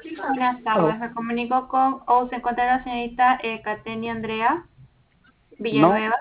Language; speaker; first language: Spanish; native; Spanish